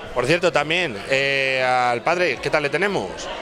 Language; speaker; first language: Spanish; native; Spanish